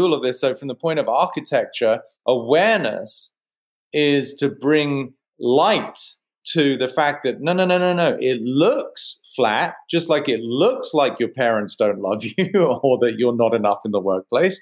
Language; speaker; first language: English; native; English